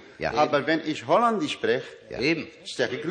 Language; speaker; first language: German; non-native, learner; Dutch